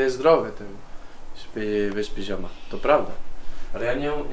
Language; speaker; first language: Polish; non-native, learner; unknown